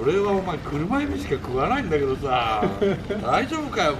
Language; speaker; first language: Japanese; native; Japanese